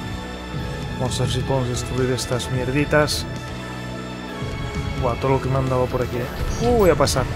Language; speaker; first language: Spanish; native; Spanish